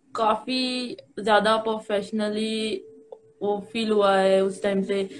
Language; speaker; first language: Hindi; native; Hindi